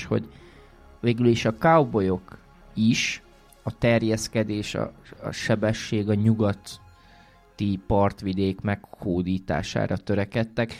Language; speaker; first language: Hungarian; native; Hungarian